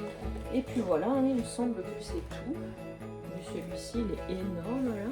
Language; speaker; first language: French; native; French